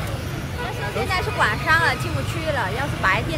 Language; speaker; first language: Chinese; non-native, fluent; Vietnamese